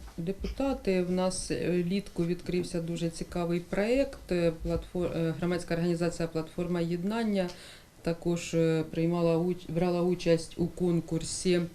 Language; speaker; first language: Ukrainian; non-native, local second language; Russian